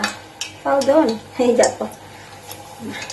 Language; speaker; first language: English; non-native, learner; Indonesian